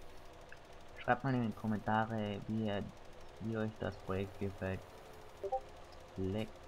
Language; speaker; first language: German; native; German